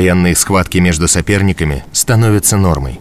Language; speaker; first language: Russian; native; Russian